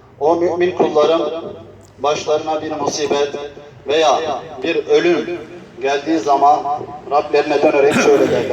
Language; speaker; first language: Turkish; native; Turkish